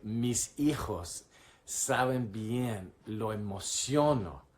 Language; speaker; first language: Spanish; non-native, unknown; English